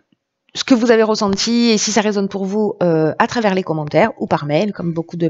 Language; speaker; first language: French; native; French